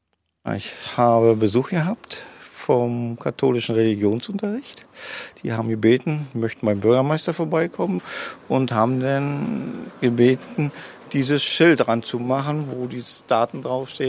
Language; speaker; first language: German; native; German